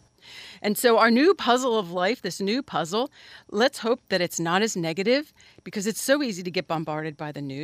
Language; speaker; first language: English; native; English